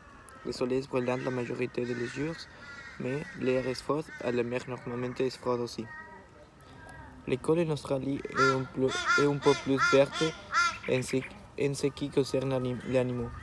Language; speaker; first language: French; non-native, learner; Spanish